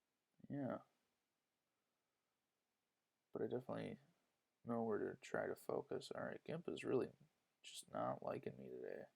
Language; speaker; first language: English; native; English